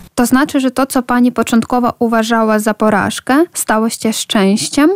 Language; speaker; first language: Polish; native; Polish